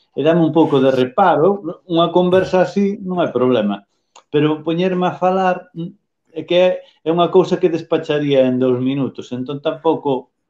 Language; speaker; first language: Galician; native; Galician